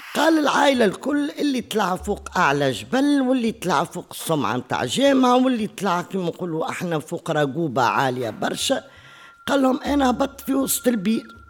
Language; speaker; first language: Arabic; native; Arabic